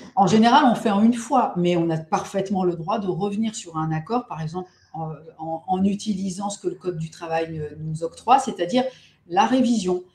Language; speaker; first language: French; native; French